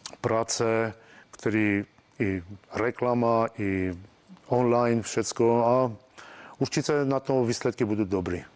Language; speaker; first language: Czech; non-native, fluent; Armenian